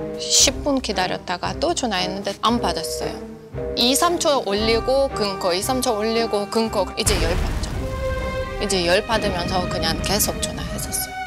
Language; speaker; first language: Korean; non-native, fluent; Russian